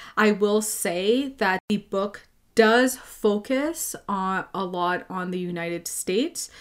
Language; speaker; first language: English; native; English